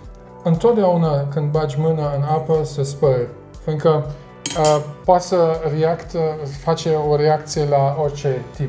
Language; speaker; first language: Romanian; non-native, learner; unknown